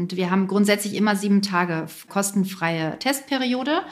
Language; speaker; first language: German; native; German